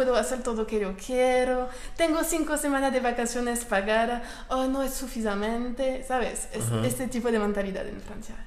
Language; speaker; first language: Spanish; non-native, fluent; French